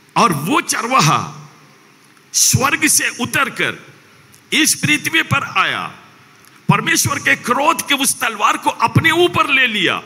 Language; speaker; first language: Hindi; non-native, local second language; Malayalam